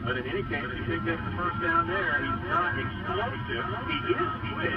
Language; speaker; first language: English; native; English